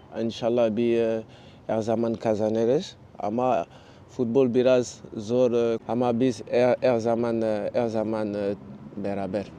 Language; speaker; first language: Turkish; non-native, learner; French